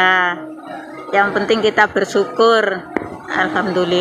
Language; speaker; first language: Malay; non-native, local second language; Javanese